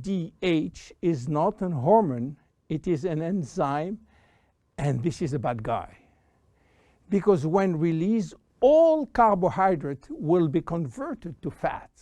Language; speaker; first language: English; non-native, fluent; French